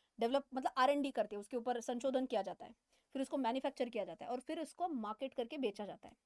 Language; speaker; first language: Hindi; non-native, local second language; Marathi